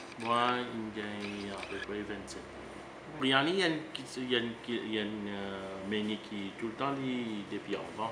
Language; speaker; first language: French; non-native, learner; Morisyen